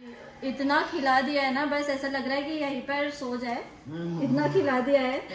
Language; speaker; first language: Hindi; native; Hindi